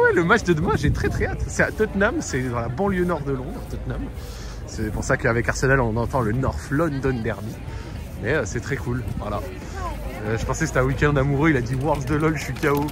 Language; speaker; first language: French; native; French